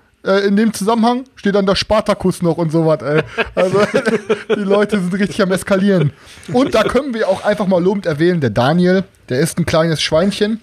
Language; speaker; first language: German; native; German